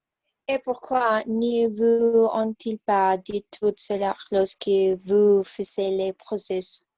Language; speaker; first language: French; non-native, learner; Spanish